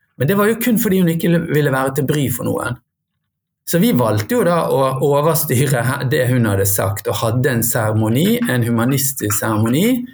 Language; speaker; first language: Norwegian; native; Norwegian